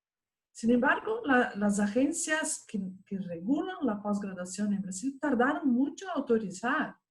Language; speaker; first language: Spanish; non-native, fluent; Portuguese